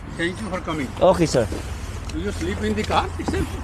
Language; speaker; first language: English; non-native, learner; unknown